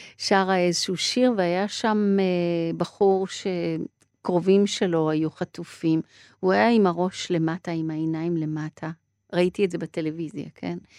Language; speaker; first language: Hebrew; early bilingual, other home language; Persian